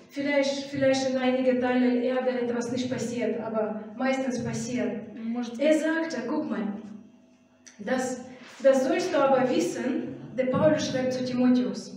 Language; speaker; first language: German; non-native, fluent; Russian